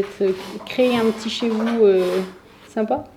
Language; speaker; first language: French; native; French